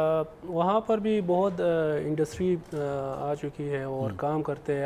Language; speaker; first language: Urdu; non-native, fluent; Pashto